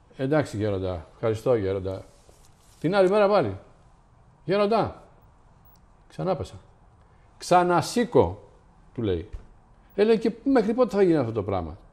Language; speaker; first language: Greek; native; Greek